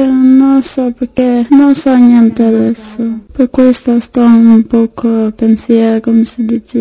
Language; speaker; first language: Italian; non-native, learner; Albanian